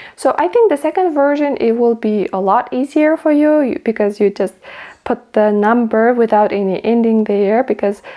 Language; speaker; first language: English; non-native, fluent; Kazakh